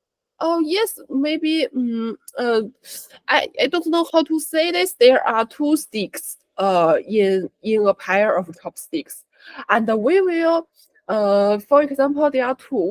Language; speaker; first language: English; non-native, learner; Chinese